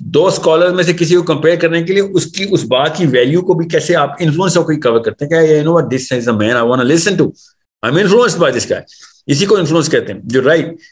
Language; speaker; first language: Urdu; native; Urdu